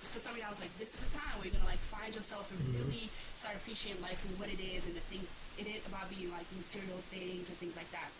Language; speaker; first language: English; early bilingual, other home language; Bosnian